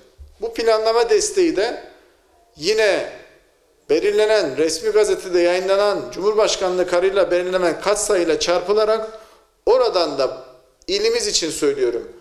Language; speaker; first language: Turkish; native; Turkish